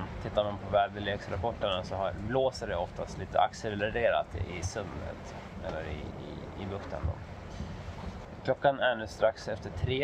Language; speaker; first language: Swedish; native; Swedish